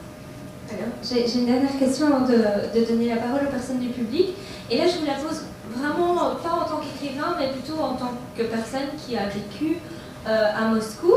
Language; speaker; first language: French; native; French